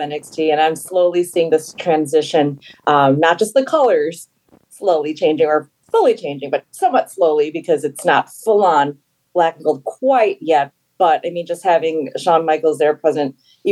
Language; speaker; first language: English; native; English